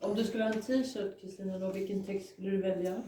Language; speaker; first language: Swedish; native; Swedish